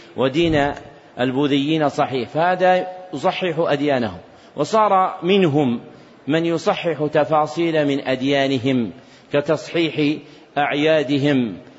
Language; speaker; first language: Arabic; native; Arabic